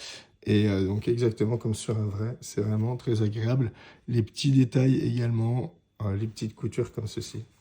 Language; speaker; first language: French; native; French